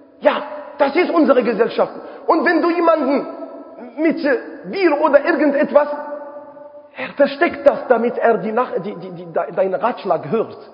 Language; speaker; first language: German; non-native, fluent; Arabic